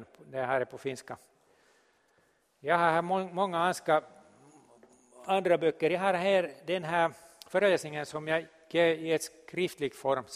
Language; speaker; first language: Swedish; non-native, local second language; Finnish